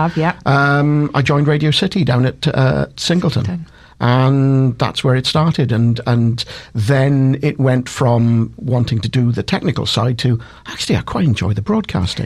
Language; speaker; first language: English; native; English